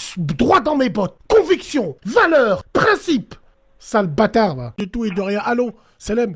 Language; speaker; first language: French; native; French